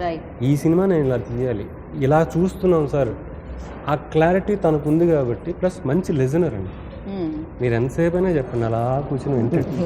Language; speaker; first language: Telugu; native; Telugu